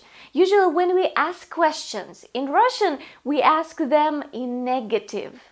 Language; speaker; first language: English; non-native, fluent; Russian